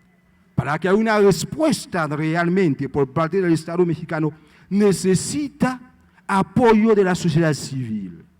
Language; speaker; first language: Spanish; non-native, fluent; Haitian Creole